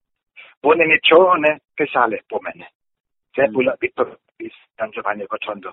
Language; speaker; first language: Ukrainian; non-native, learner; German